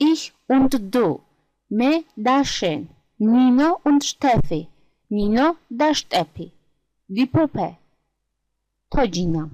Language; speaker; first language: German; non-native, fluent; Georgian